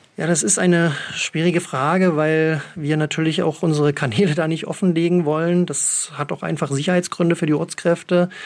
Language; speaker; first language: German; native; German